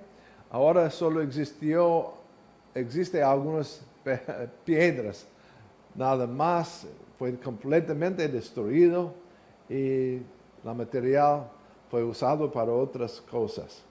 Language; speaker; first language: Spanish; non-native, learner; English